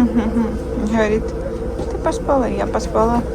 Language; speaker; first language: Russian; native; Russian